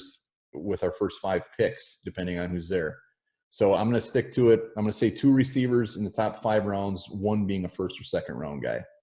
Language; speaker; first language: English; native; English